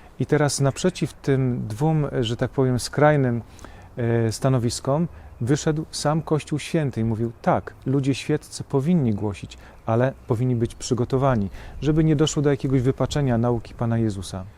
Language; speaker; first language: Polish; native; Polish